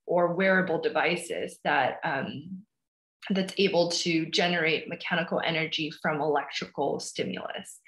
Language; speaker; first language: English; early bilingual, other home language; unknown